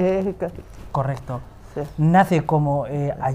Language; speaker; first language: Spanish; native; Spanish